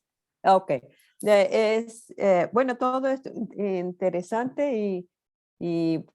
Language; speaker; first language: Spanish; non-native, fluent; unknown